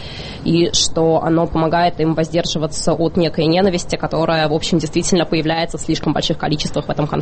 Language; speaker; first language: Russian; native; Russian